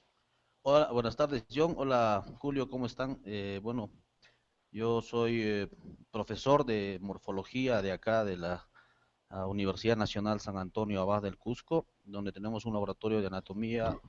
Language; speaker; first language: Spanish; native; Spanish